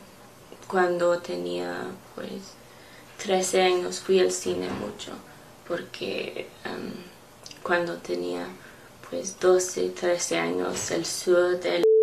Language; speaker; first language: Spanish; non-native, learner; English